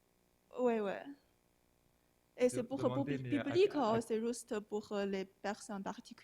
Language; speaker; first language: French; non-native, learner; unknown